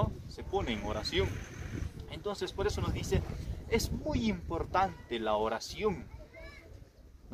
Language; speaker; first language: Spanish; native; Spanish